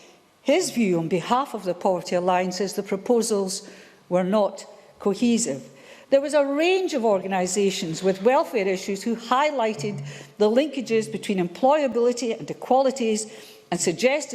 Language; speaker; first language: English; native; English